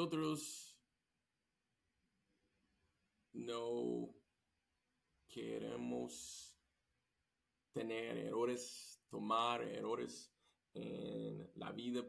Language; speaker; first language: Spanish; non-native, learner; English